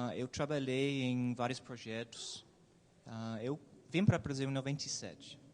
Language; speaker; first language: Portuguese; non-native, fluent; English